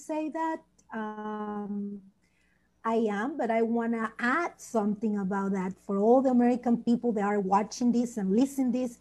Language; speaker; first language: English; non-native, learner; Spanish